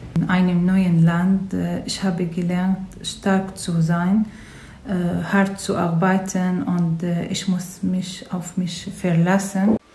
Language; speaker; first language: German; non-native, learner; Arabic